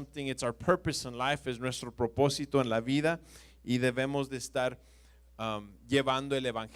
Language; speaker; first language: Spanish; non-native, fluent; English